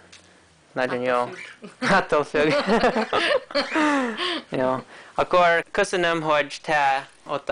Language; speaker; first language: Hungarian; non-native, learner; English